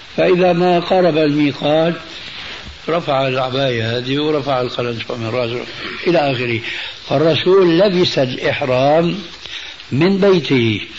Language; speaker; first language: Arabic; early bilingual, other home language; Albanian